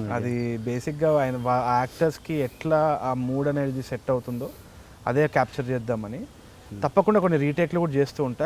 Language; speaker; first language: Telugu; native; Telugu